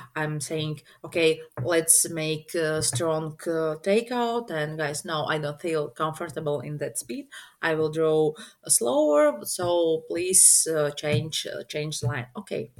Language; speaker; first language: English; non-native, learner; Latvian